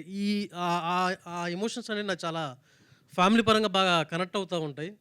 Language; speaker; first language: Telugu; native; Telugu